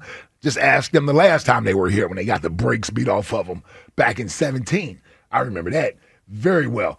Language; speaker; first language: English; native; English